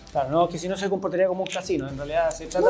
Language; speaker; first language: Spanish; native; Spanish